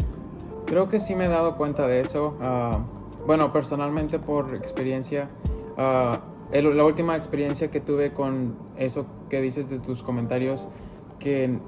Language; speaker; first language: Spanish; early bilingual, other home language; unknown